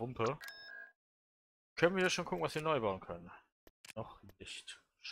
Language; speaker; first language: German; native; German